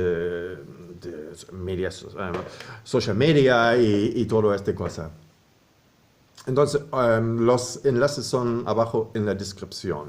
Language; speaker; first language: Spanish; non-native, fluent; German